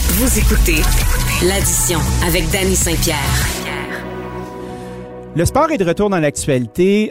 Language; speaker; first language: French; native; French